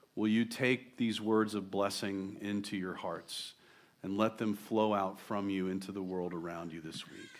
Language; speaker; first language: English; native; English